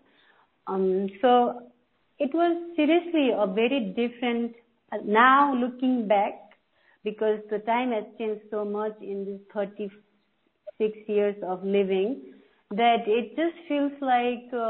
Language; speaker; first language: English; non-native, local second language; Nepali